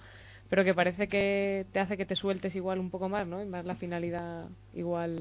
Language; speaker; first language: Spanish; native; Spanish